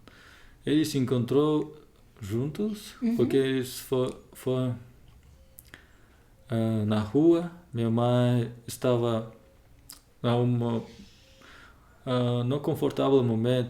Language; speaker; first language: Portuguese; non-native, learner; Russian